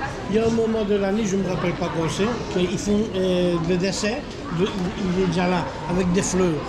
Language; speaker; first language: French; non-native, fluent; Spanish